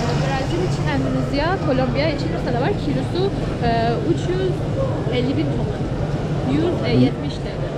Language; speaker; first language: Turkish; non-native, fluent; Persian